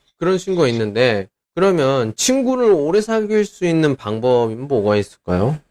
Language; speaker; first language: Korean; native; Korean